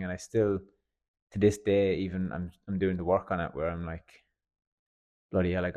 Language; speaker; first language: English; native; English